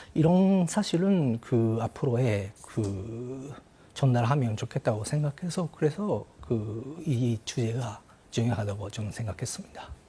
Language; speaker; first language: Korean; non-native, fluent; Japanese